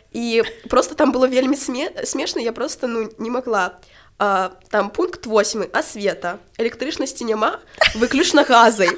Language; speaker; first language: Belarusian; non-native, local second language; Russian